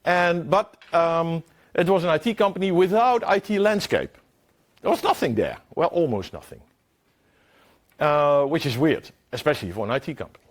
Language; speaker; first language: English; non-native, fluent; Dutch